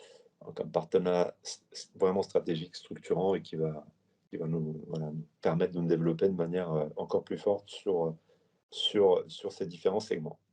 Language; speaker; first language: French; native; French